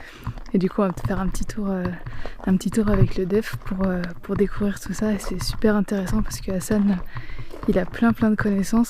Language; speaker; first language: French; native; French